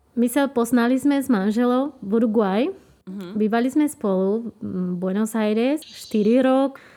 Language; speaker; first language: Slovak; non-native, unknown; Spanish